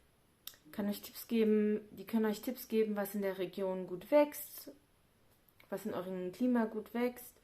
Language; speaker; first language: German; native; German